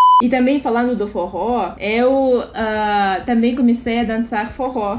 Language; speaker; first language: Portuguese; non-native, fluent; Russian